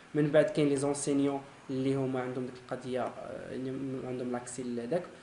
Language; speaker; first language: Arabic; native; Arabic